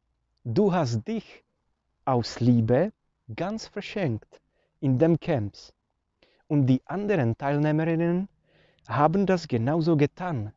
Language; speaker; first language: German; non-native, fluent; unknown